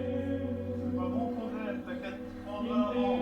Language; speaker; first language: French; native; French